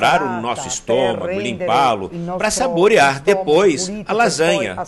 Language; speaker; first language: Portuguese; non-native, fluent; Italian